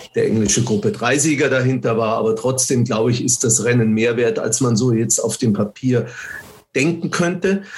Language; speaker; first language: German; native; German